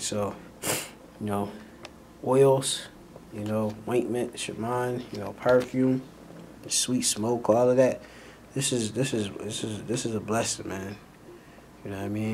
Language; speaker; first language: English; native; English